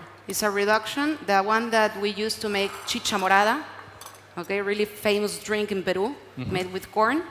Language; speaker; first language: English; non-native, learner; Spanish